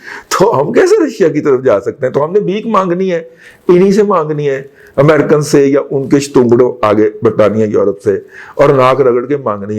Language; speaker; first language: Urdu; non-native, local second language; Punjabi